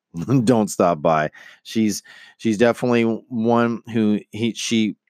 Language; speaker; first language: English; native; English